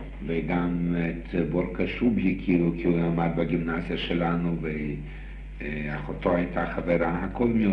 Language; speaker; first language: Hebrew; non-native, fluent; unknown